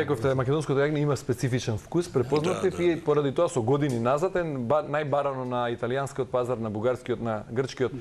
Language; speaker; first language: Macedonian; native; Macedonian